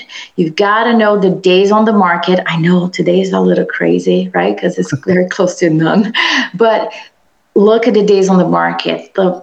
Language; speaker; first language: English; non-native, fluent; Portuguese